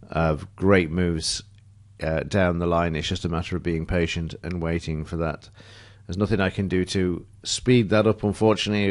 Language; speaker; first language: English; native; English